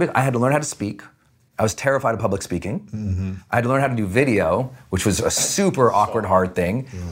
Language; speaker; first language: English; native; English